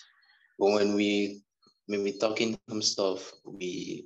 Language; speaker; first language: English; non-native, local second language; Igbo